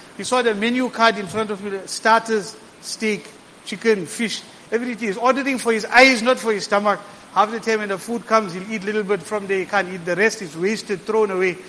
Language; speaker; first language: English; native; English